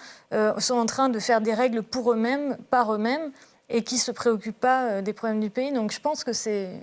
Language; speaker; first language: French; native; French